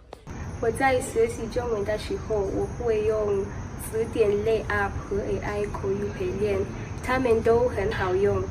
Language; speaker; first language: Chinese; non-native, learner; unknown